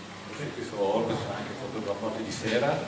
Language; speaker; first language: Italian; native; Italian